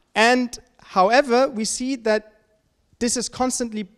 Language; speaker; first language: English; non-native, fluent; German